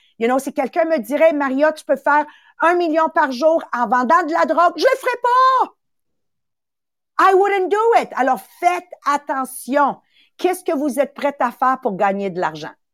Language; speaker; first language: French; early bilingual, other home language; Italian